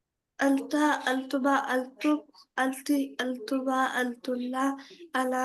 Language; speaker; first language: Arabic; non-native, learner; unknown